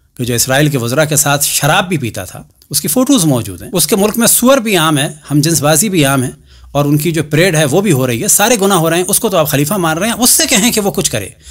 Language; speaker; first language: Urdu; native; Urdu